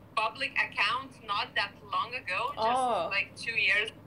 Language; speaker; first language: English; non-native, fluent; Lithuanian